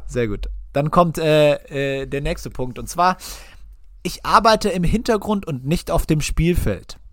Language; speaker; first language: German; native; German